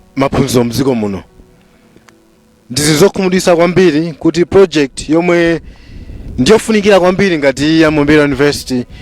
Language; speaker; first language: Nyanja; non-native, local second language; Tumbuka